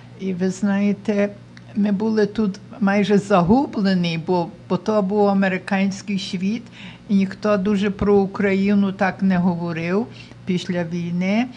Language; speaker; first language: Ukrainian; early bilingual, heritage; Ukrainian